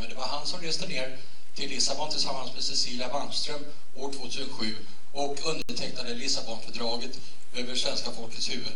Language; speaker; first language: Swedish; native; Swedish